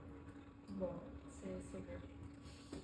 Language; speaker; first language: French; non-native, fluent; Spanish